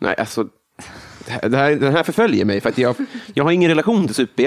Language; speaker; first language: Swedish; native; Swedish